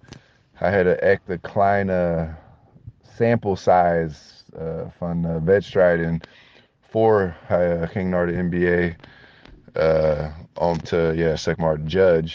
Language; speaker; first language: Dutch; non-native, learner; English